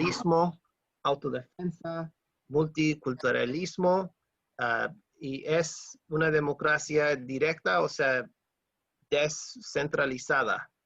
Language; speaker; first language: Spanish; non-native, fluent; English